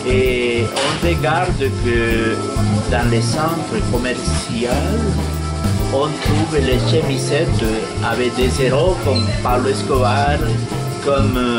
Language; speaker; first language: French; non-native, fluent; Spanish